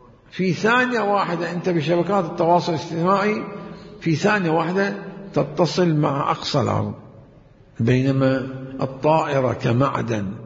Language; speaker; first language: Arabic; native; Arabic